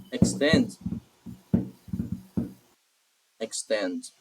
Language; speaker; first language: English; non-native, learner; Portuguese